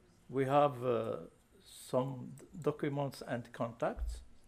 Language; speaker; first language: English; non-native, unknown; Arabic